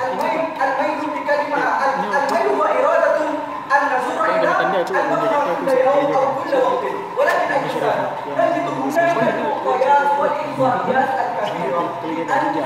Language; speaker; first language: Arabic; non-native, learner; Indonesian